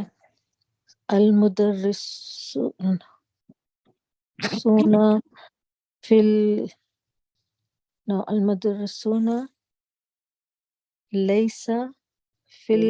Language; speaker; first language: Arabic; non-native, learner; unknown